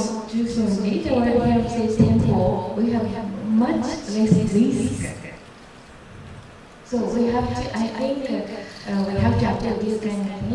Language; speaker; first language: English; non-native, learner; Japanese